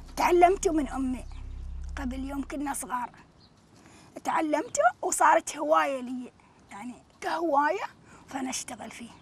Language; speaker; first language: Arabic; native; Arabic